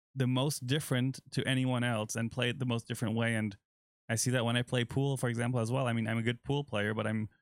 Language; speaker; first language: English; non-native, fluent; German